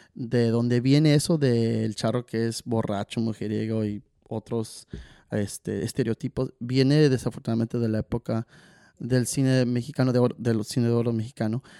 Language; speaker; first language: Spanish; early bilingual, heritage; Spanish